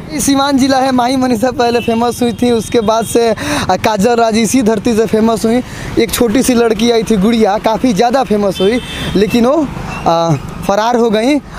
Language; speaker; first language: Hindi; native; Hindi